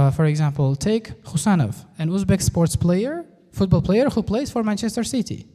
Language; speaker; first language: English; non-native, fluent; Uzbek